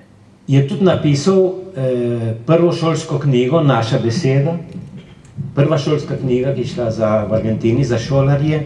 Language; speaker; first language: Slovenian; early bilingual, heritage; Slovenian